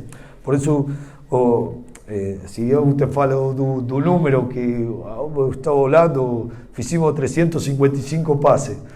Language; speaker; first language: Portuguese; non-native, learner; Spanish